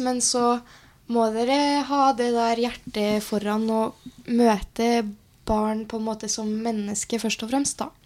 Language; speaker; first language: Norwegian; native; Norwegian